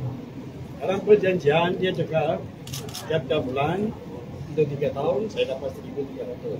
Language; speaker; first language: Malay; non-native, local second language; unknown